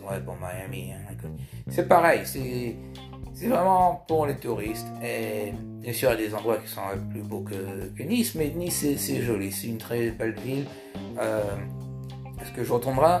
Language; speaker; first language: French; early bilingual, heritage; French